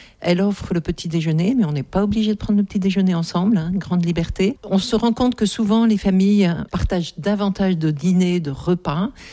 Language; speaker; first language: French; native; French